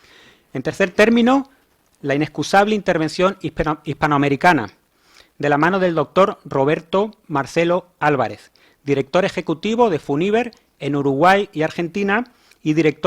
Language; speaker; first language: Spanish; native; Spanish